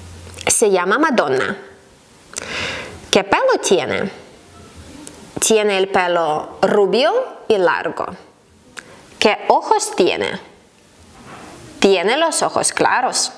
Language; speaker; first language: Spanish; non-native, fluent; Ukrainian